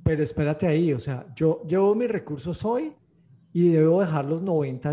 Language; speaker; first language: Spanish; native; Spanish